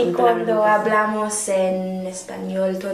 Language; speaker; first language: Spanish; non-native, learner; English